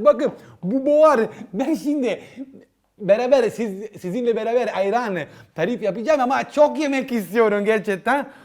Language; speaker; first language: Turkish; non-native, learner; Italian